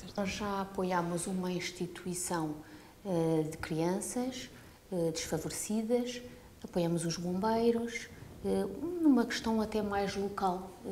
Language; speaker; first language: Portuguese; early bilingual, heritage; Portuguese